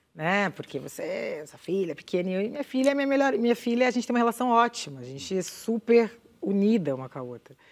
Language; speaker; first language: Portuguese; native; Portuguese